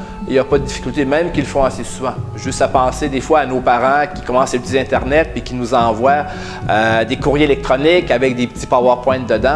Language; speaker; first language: French; native; French